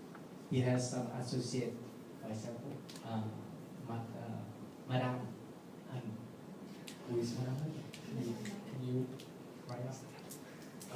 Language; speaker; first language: English; non-native, learner; Vietnamese